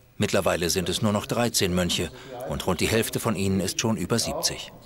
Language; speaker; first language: German; native; German